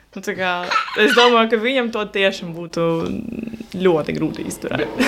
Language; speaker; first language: Latvian; non-native, local second language; Russian